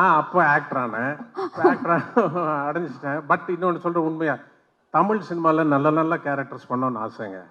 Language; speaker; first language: Tamil; non-native, local second language; Telugu